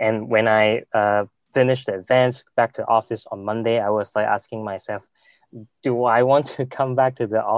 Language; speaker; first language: English; non-native, local second language; Cantonese